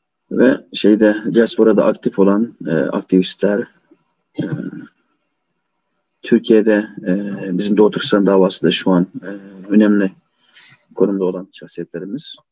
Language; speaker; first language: Turkish; non-native, fluent; Uyghur